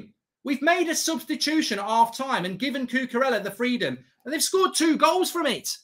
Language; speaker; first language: English; native; English